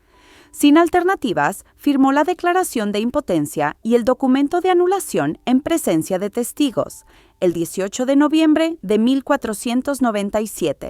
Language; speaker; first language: Spanish; native; Spanish